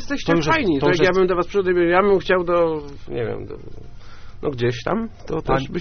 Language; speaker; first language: Polish; native; Polish